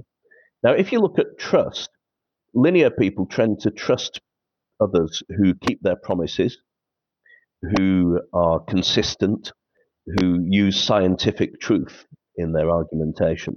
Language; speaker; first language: English; native; English